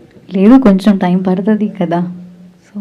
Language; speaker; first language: Telugu; non-native, learner; Malayalam